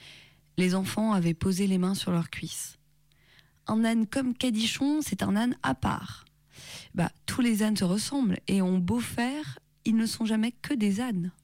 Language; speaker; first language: French; native; French